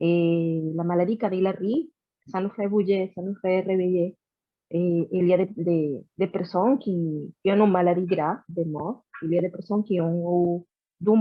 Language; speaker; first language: French; non-native, learner; Spanish